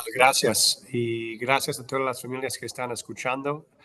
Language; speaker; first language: Spanish; non-native, learner; English